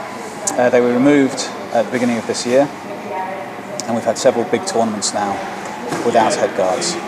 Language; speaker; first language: English; native; English